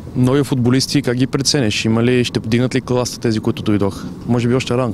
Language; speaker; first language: Bulgarian; native; Bulgarian